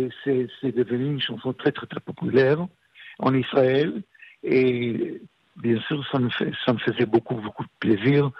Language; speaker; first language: French; non-native, fluent; Hebrew